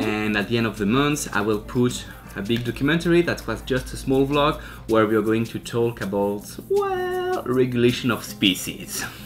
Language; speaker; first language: English; non-native, learner; French